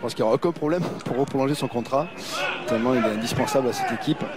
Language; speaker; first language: French; native; French